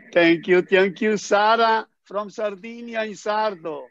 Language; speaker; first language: English; non-native, fluent; Italian